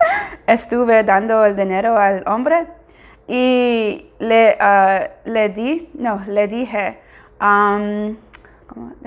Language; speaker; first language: Spanish; non-native, fluent; English